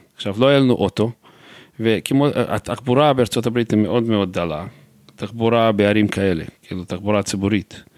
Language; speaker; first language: Hebrew; non-native, fluent; Russian